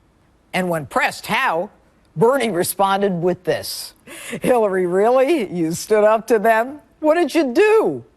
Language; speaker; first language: English; native; English